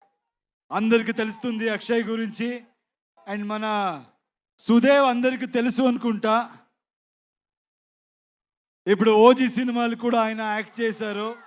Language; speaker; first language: Telugu; non-native, learner; Kannada